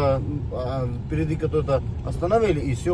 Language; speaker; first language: Russian; non-native, learner; Hindi